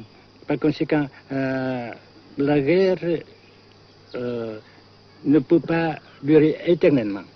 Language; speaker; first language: French; non-native, fluent; Vietnamese